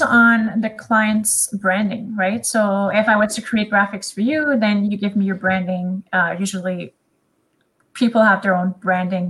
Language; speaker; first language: English; non-native, fluent; French